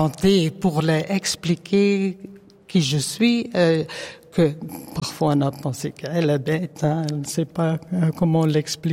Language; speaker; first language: French; non-native, learner; Dutch